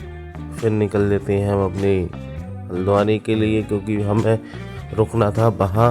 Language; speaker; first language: Hindi; native; Hindi